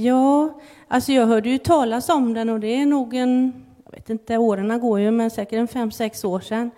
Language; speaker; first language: Swedish; native; Swedish